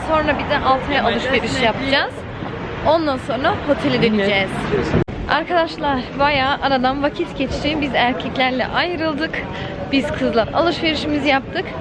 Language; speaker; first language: Turkish; early bilingual, heritage; Turkish